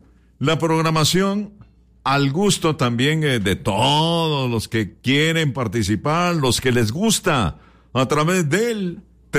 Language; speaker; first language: Spanish; native; Spanish